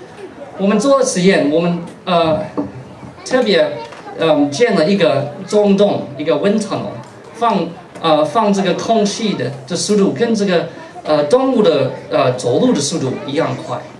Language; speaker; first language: Chinese; non-native, fluent; English